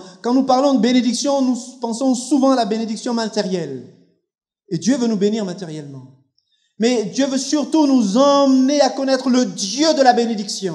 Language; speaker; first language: French; native; French